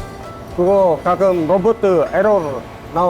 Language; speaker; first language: Korean; non-native, learner; Indonesian